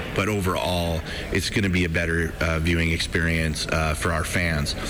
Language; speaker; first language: English; native; English